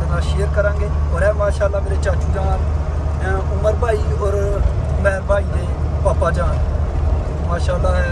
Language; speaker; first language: Hindi; non-native, local second language; Punjabi